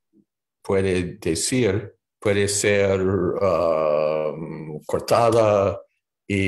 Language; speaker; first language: Spanish; non-native, fluent; English